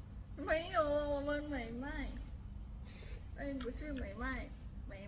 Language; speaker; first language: Chinese; non-native, learner; Indonesian